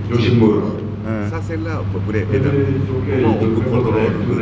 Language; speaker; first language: French; non-native, learner; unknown